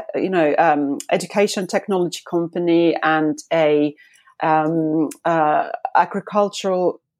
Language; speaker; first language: English; non-native, fluent; Finnish